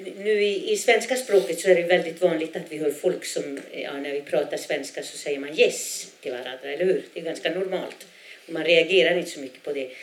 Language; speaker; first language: Swedish; non-native, local second language; Northern Sami